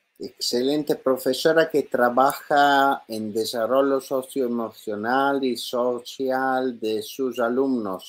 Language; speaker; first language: Spanish; non-native, learner; Italian